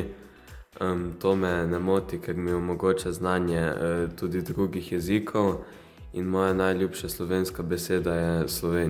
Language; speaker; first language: Slovenian; early bilingual, heritage; Slovenian